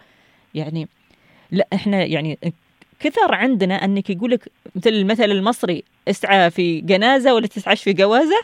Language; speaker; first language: Arabic; native; Arabic